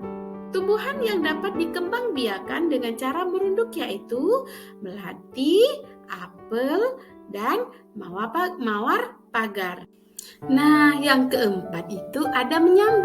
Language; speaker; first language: Indonesian; native; Indonesian